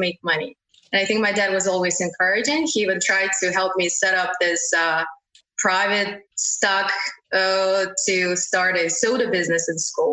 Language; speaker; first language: English; non-native, fluent; Uzbek